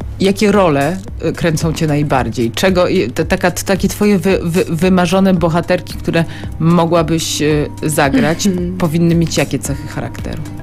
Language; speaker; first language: Polish; native; Polish